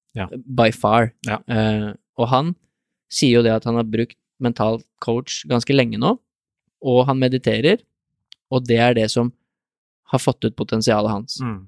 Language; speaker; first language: Norwegian; native; Norwegian